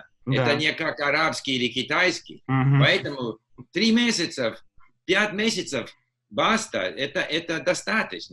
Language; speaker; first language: Russian; non-native, fluent; English